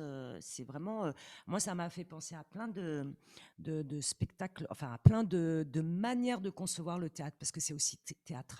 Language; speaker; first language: French; native; French